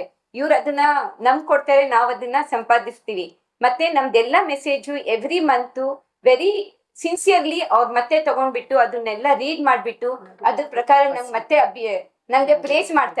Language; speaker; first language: Kannada; non-native, local second language; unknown